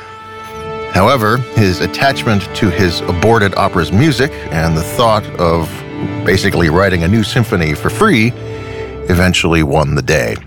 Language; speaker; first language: English; native; English